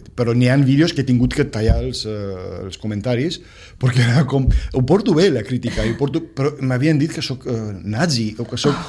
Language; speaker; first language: Catalan; non-native, fluent; Romanian